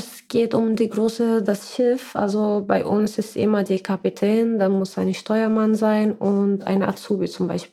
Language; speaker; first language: German; non-native, learner; Arabic